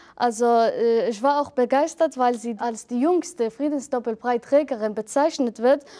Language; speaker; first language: German; non-native, fluent; Arabic